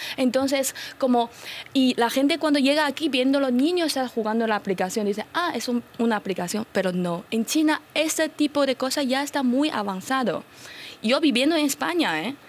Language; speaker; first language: Spanish; non-native, fluent; Chinese